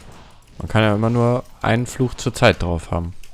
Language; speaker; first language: German; native; German